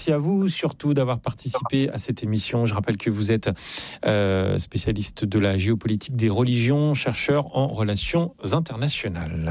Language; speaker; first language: French; native; French